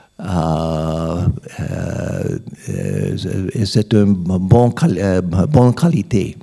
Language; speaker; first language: French; non-native, learner; English